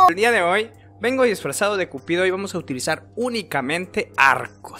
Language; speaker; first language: Spanish; native; Spanish